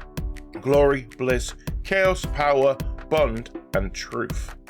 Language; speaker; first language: English; native; English